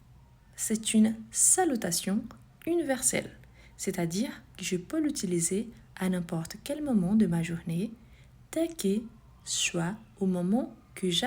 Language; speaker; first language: French; non-native, fluent; Portuguese